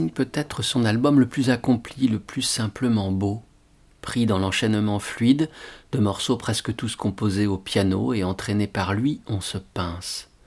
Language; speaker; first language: French; native; French